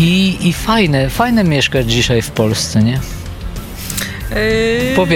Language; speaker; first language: Polish; non-native, fluent; Bulgarian